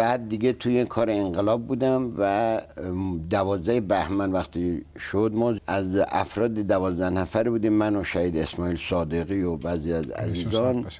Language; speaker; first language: Persian; native; Persian